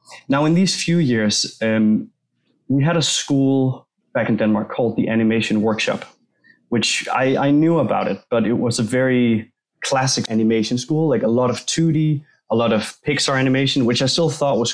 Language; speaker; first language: English; non-native, fluent; Danish